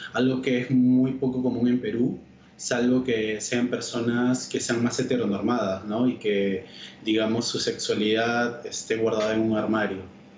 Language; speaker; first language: Spanish; native; Spanish